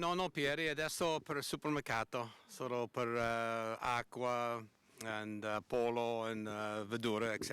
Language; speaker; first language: Italian; non-native, learner; English